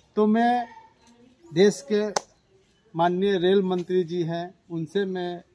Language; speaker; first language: Hindi; native; Hindi